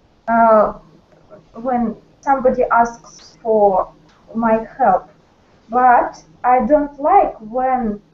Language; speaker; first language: English; non-native, learner; Russian